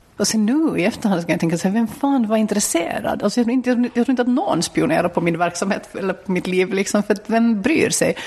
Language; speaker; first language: Swedish; native; Swedish